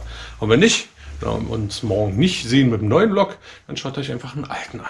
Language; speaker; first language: German; native; German